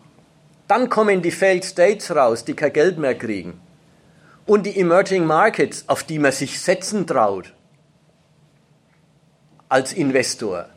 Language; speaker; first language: German; native; German